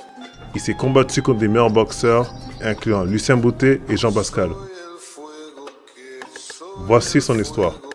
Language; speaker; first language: French; native; French